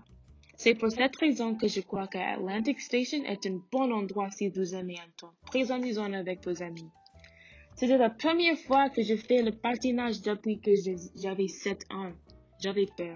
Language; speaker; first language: French; non-native, learner; English